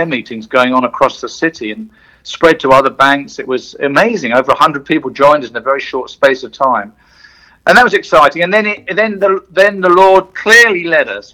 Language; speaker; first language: English; native; English